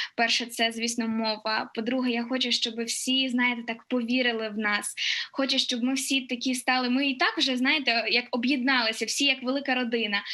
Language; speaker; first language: Ukrainian; non-native, local second language; Russian